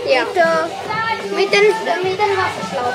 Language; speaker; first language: German; non-native, local second language; Romanian